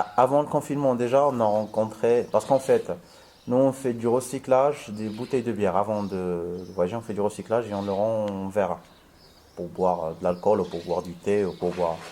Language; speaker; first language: French; non-native, local second language; Arabic